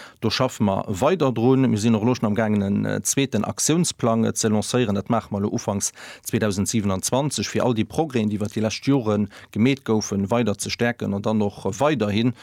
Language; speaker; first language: Luxembourgish; native; Luxembourgish